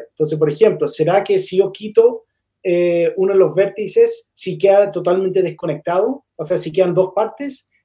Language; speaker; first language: Spanish; non-native, fluent; English